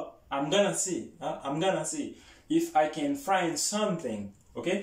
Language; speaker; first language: English; non-native, fluent; Haitian Creole